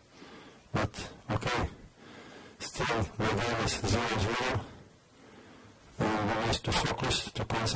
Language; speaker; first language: Spanish; non-native, learner; Lithuanian